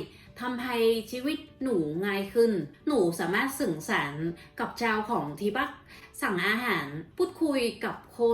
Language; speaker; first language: Thai; non-native, learner; Vietnamese